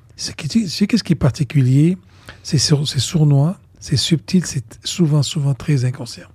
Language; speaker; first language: French; non-native, local second language; Arabic